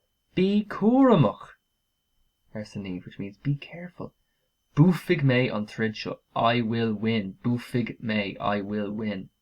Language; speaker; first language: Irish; non-native, local second language; English